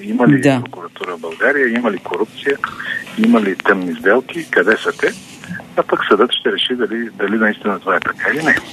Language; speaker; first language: Bulgarian; native; Bulgarian